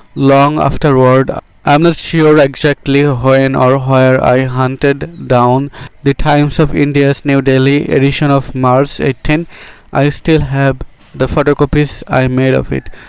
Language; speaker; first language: English; non-native, local second language; Bangla